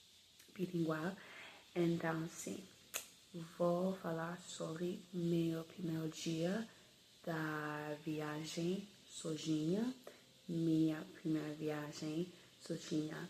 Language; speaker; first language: Portuguese; non-native, learner; English